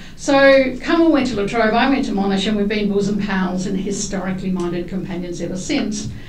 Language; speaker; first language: English; native; English